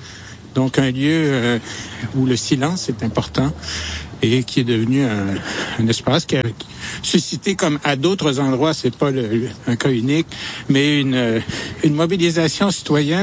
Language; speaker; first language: French; native; French